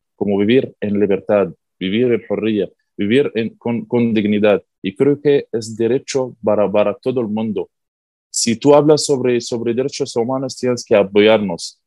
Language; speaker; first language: Spanish; non-native, learner; Arabic